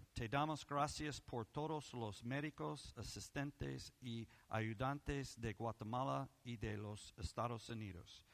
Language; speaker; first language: Spanish; non-native, learner; English